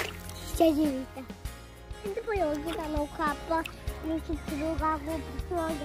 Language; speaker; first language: Korean; early bilingual, heritage; Korean